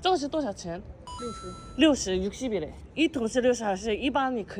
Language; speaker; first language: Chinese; non-native, fluent; Korean